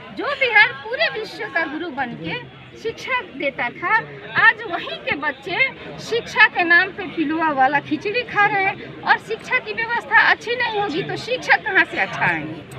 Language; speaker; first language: Hindi; native; Hindi